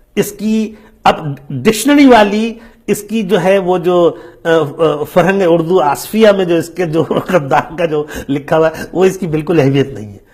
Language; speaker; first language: Urdu; native; Urdu